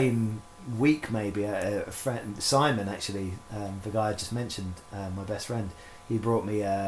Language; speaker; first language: English; native; English